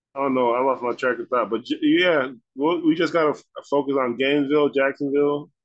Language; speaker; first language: English; native; English